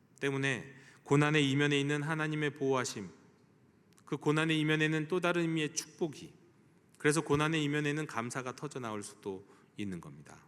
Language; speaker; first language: Korean; native; Korean